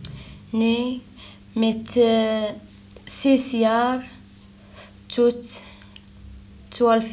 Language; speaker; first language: Dutch; non-native, learner; Arabic